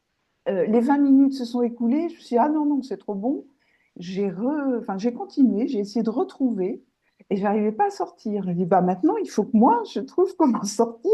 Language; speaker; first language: French; native; French